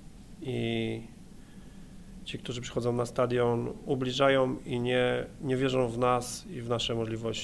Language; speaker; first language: Polish; native; Polish